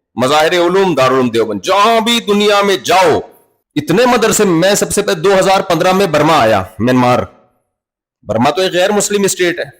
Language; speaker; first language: Urdu; native; Urdu